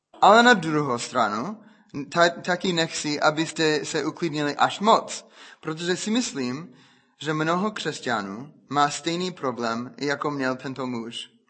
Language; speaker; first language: Czech; non-native, fluent; English